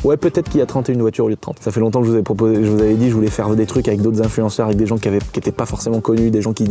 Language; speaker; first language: French; native; French